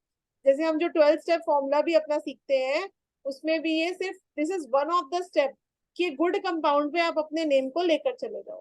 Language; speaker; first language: Hindi; native; Hindi